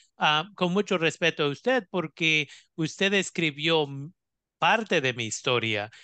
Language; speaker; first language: Spanish; native; Spanish